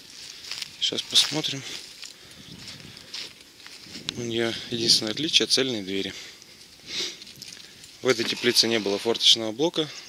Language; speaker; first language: Russian; native; Russian